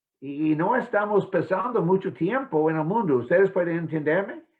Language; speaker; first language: Spanish; non-native, fluent; English